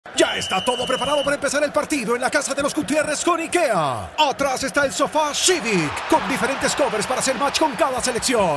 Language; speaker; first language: Spanish; native; Spanish